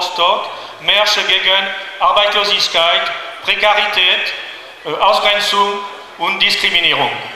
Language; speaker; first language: German; non-native, learner; French